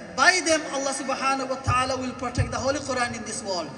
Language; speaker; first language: English; non-native, local second language; Bangla